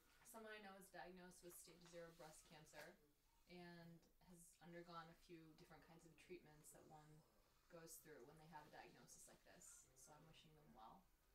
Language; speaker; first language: English; native; English